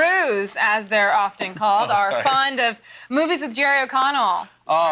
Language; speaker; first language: English; native; English